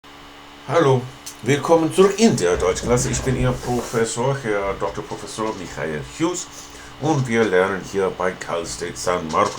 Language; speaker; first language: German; non-native, fluent; English